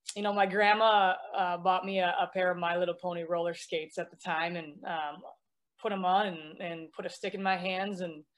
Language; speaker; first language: English; native; English